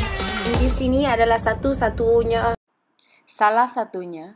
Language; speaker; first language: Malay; non-native, local second language; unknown